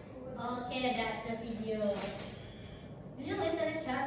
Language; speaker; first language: English; non-native, learner; Indonesian